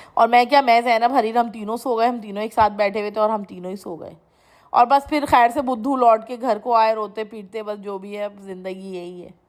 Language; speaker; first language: Urdu; native; Urdu